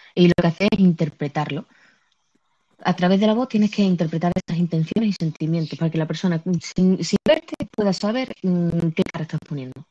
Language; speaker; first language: Spanish; native; Spanish